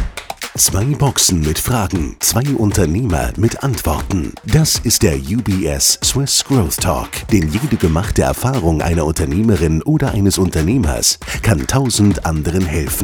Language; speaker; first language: German; native; German